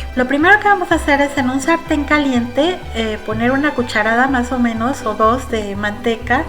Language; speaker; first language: Spanish; native; Spanish